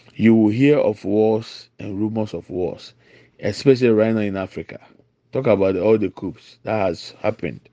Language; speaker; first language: English; non-native, local second language; Akan